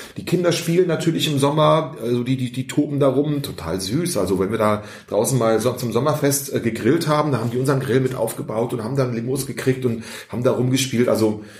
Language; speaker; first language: German; early bilingual, other home language; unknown